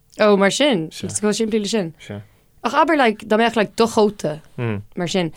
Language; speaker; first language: Irish; non-native, local second language; English